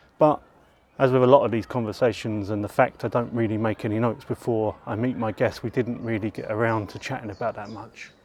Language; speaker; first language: English; native; English